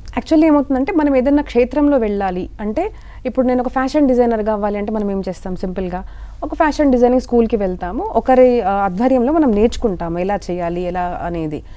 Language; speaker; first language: Telugu; non-native, local second language; Marathi